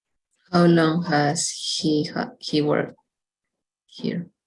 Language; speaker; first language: English; non-native, learner; Spanish